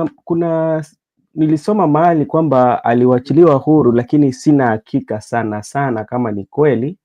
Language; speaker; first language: Swahili; non-native, local second language; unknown